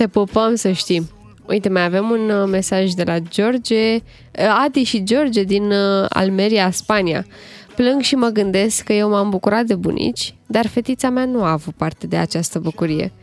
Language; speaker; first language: Romanian; native; Romanian